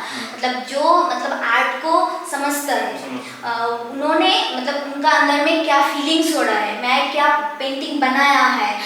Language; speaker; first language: Hindi; non-native, local second language; Bangla